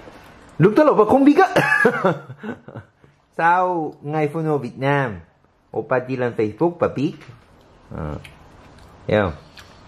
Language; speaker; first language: Vietnamese; non-native, learner; Korean